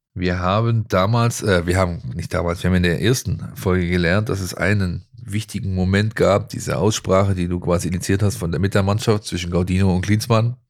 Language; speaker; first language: German; native; German